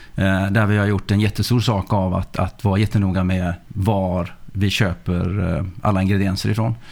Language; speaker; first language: Swedish; early bilingual, other home language; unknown